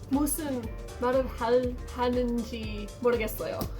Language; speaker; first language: Korean; non-native, learner; English